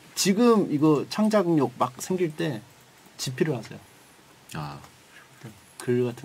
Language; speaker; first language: Korean; native; Korean